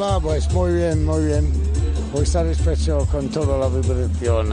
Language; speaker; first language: Spanish; non-native, fluent; English